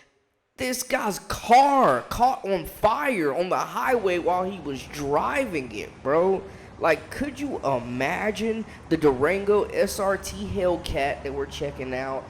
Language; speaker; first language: English; native; English